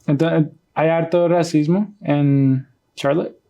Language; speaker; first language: Spanish; early bilingual, other home language; English